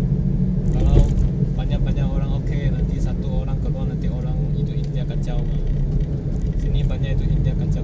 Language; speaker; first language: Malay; non-native, local second language; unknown